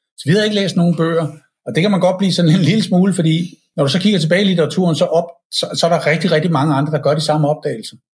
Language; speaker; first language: Danish; native; Danish